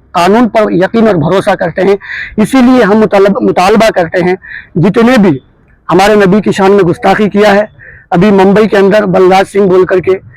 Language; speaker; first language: Urdu; native; Urdu